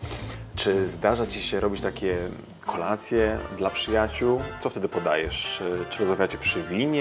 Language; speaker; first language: Polish; native; Polish